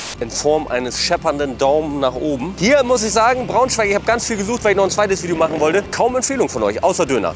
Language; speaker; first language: German; native; German